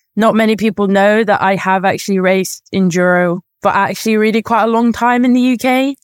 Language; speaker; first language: English; native; English